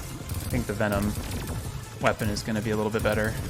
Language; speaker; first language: English; native; English